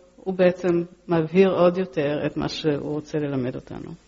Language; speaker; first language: Hebrew; early bilingual, other home language; Polish